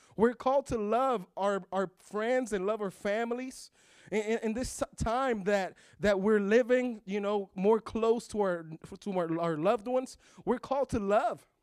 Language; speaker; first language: English; early bilingual, other home language; Spanish